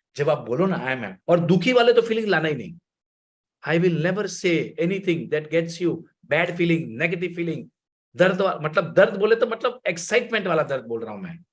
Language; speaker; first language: Hindi; non-native, local second language; Gujarati